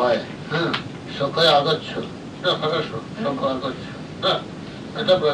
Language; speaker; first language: Russian; non-native, learner; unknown